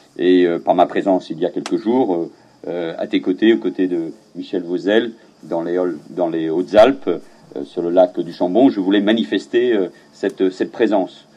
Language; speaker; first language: French; native; French